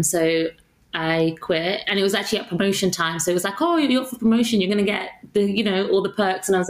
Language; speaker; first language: English; native; English